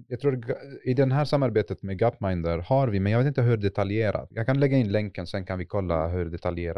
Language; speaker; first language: Swedish; non-native, fluent; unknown